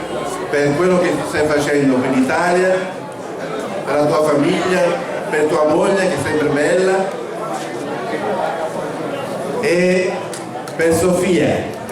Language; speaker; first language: Italian; non-native, fluent; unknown